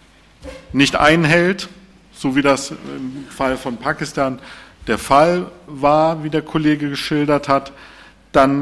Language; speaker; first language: German; native; German